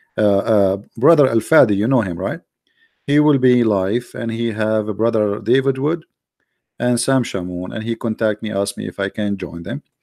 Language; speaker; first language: English; non-native, fluent; Arabic